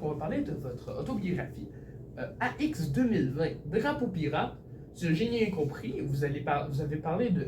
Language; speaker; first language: French; native; French